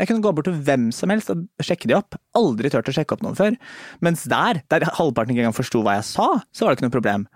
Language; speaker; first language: Norwegian; native; Norwegian